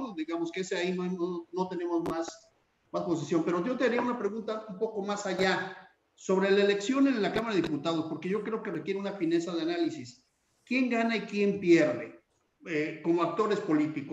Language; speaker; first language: Spanish; native; Spanish